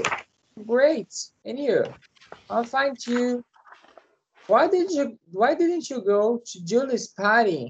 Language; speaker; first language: English; non-native, learner; Portuguese